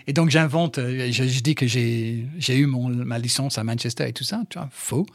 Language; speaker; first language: French; non-native, fluent; English